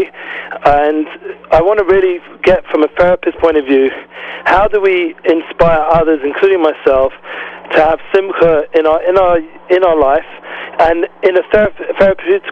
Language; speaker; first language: English; native; English